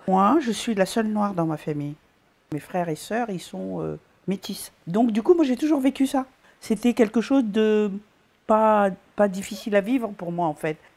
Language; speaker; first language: French; non-native, local second language; Malagasy